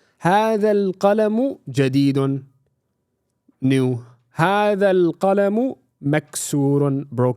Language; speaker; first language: Arabic; non-native, fluent; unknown